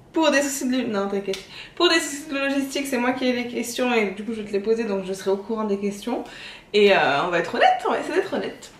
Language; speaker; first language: French; native; French